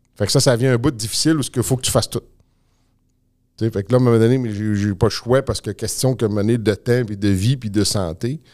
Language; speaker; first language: French; native; French